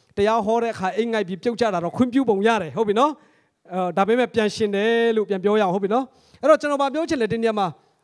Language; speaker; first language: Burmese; non-native, local second language; Hakha Chin